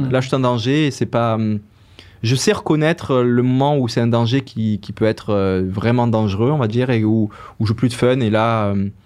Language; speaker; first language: French; native; French